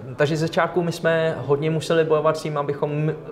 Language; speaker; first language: Czech; early bilingual, other home language; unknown